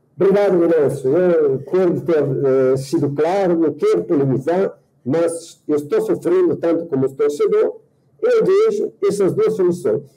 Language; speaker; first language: Portuguese; non-native, fluent; Italian